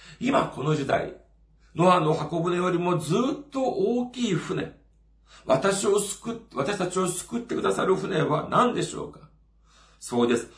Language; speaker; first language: Japanese; non-native, fluent; Korean